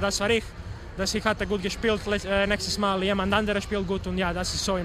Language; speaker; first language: German; non-native, learner; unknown